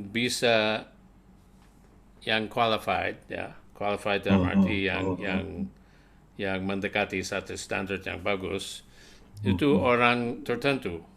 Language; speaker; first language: Indonesian; non-native, fluent; English